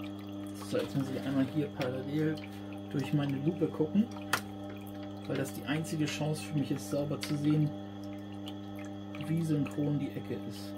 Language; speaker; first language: German; native; German